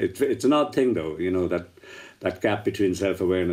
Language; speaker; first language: English; native; English